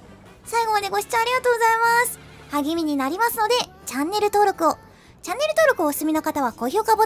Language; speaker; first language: Japanese; native; Japanese